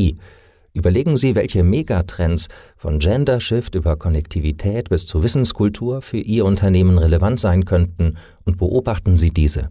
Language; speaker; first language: German; native; German